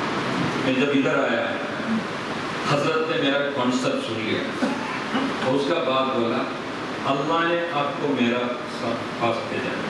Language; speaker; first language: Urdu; non-native, local second language; Malayalam